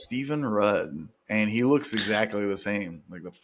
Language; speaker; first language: English; native; English